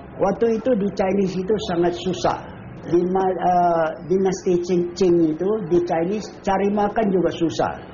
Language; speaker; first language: Indonesian; early bilingual, other home language; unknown